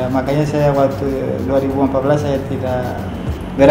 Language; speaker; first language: Indonesian; non-native, fluent; Spanish